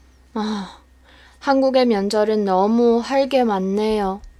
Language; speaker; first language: Korean; non-native, fluent; Chinese